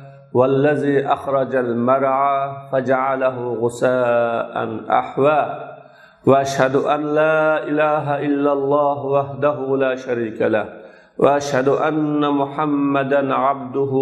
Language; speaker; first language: Arabic; non-native, fluent; Uzbek